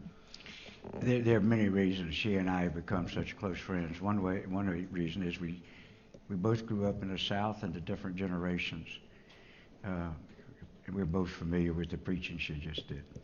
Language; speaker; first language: English; native; English